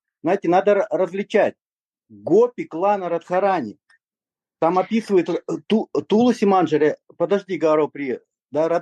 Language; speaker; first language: Russian; native; Russian